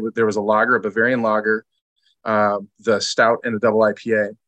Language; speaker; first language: English; native; English